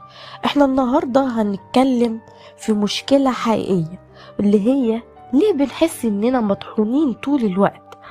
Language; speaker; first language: Arabic; native; Arabic